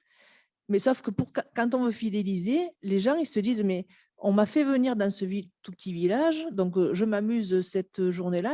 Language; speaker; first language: French; native; French